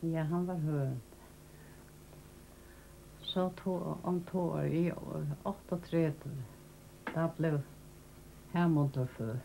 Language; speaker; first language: Danish; non-native, local second language; Faroese